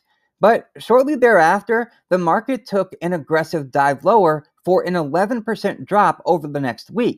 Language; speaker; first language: English; native; English